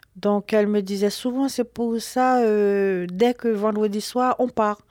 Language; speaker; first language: French; non-native, local second language; Haitian Creole